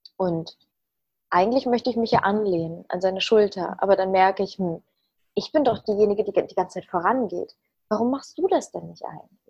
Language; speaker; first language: German; early bilingual, other home language; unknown